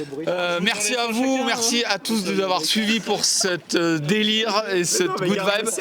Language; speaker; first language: French; native; French